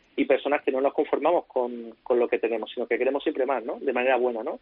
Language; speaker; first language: Spanish; native; Spanish